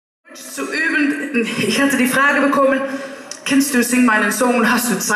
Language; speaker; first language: German; non-native, learner; Dutch